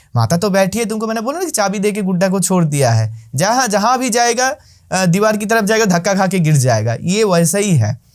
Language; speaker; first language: Hindi; non-native, local second language; Bangla